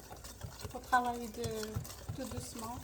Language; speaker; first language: French; non-native, local second language; Arabic